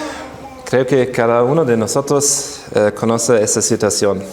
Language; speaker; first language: Spanish; non-native, fluent; German